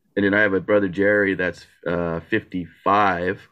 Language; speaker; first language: English; early bilingual, other home language; Japanese